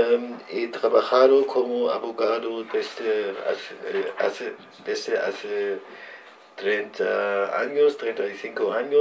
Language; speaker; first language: Spanish; non-native, learner; German